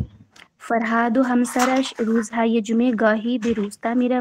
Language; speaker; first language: Persian; non-native, learner; Urdu